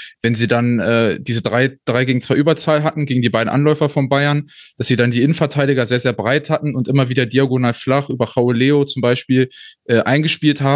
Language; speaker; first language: German; native; German